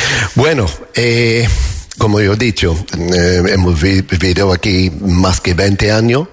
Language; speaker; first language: Spanish; non-native, learner; English